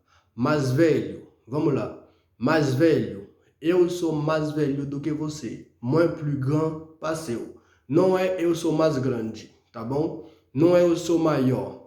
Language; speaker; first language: Portuguese; non-native, fluent; Haitian Creole